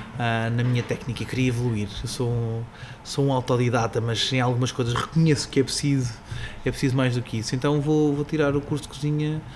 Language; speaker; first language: Portuguese; native; Portuguese